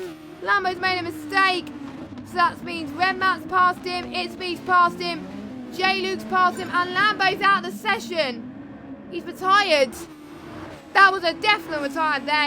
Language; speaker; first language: English; native; English